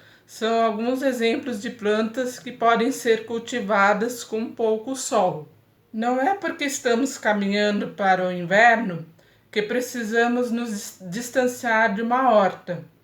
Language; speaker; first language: Portuguese; native; Portuguese